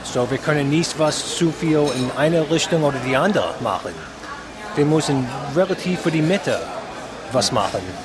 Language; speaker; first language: German; non-native, fluent; English